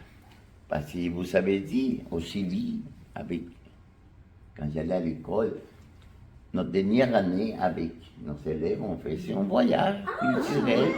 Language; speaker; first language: French; non-native, fluent; Spanish